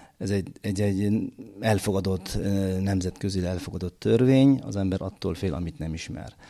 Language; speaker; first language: Hungarian; non-native, fluent; Uzbek